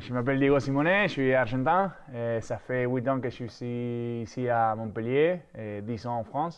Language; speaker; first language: French; non-native, fluent; Spanish